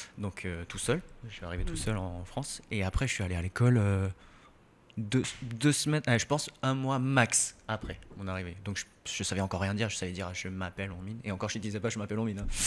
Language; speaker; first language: French; early bilingual, other home language; Korean